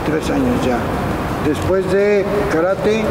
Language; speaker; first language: Spanish; native; Spanish